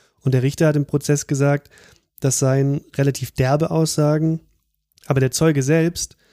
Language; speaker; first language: German; native; German